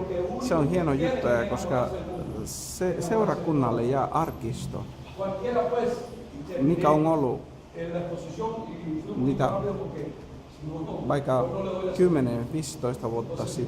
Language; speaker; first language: Finnish; non-native, fluent; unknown